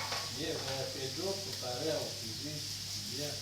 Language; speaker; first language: French; non-native, learner; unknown